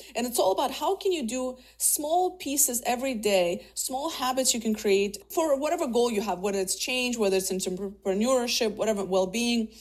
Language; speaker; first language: English; early bilingual, other home language; Russian